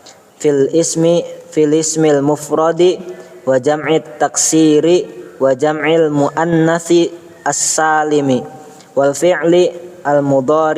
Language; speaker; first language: Arabic; non-native, learner; Indonesian